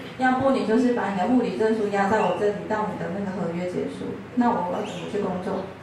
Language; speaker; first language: Chinese; native; Chinese